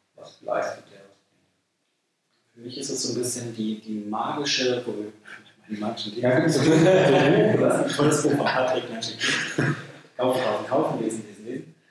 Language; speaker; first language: German; native; German